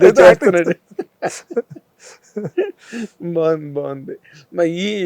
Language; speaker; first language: Telugu; native; Telugu